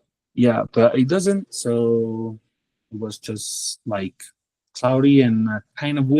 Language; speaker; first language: English; non-native, fluent; Spanish